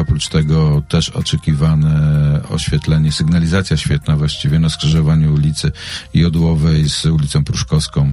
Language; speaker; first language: Polish; native; Polish